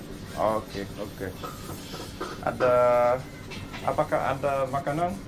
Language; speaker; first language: Indonesian; non-native, learner; English